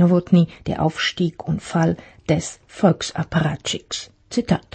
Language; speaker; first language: German; non-native, fluent; Czech